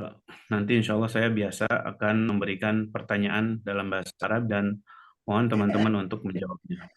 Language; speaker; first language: Indonesian; native; Indonesian